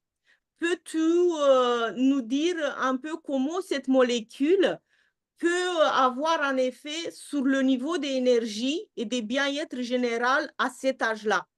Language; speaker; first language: French; non-native, fluent; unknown